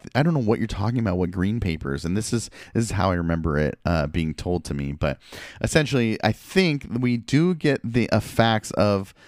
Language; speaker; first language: English; early bilingual, other home language; Spanish